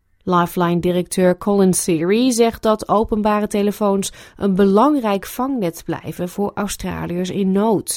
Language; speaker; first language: Dutch; native; Dutch